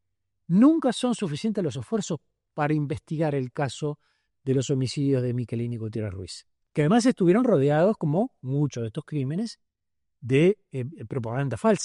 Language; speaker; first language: Spanish; native; Spanish